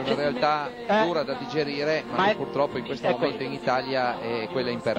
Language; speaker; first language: Italian; native; Italian